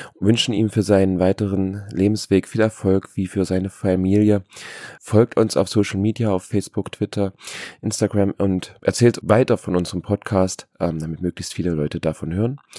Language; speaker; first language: German; native; German